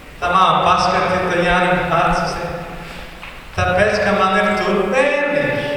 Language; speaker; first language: Latvian; non-native, learner; Portuguese